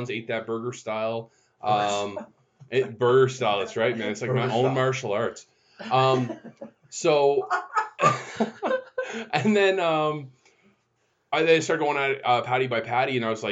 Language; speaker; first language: English; native; English